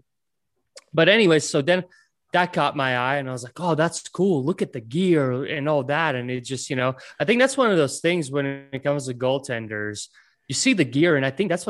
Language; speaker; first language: English; non-native, fluent; Latvian